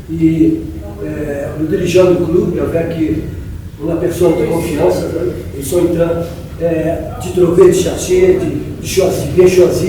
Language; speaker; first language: French; non-native, fluent; Portuguese